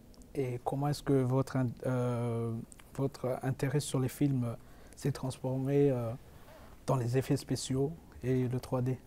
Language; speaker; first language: French; non-native, local second language; Rundi